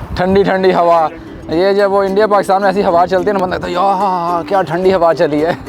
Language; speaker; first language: Urdu; native; Urdu